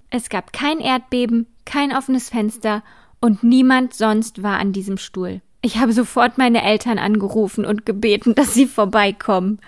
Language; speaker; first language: German; native; German